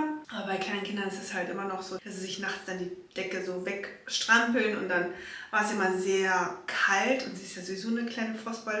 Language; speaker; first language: German; native; German